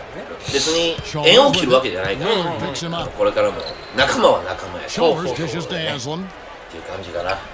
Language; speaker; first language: Japanese; native; Japanese